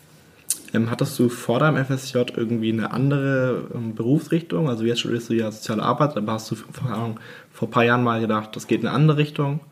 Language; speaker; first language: German; native; German